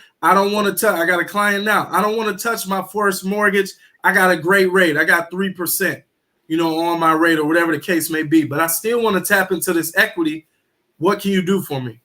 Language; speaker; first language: English; native; English